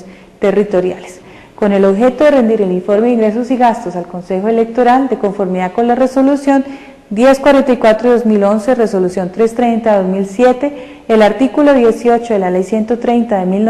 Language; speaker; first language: Spanish; native; Spanish